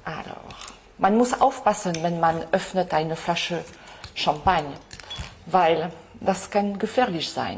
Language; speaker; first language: German; non-native, learner; French